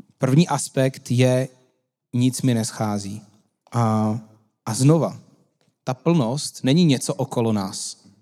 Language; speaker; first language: Czech; native; Czech